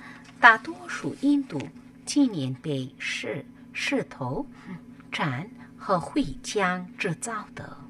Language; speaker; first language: Chinese; non-native, learner; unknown